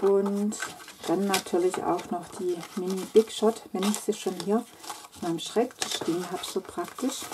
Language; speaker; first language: German; native; German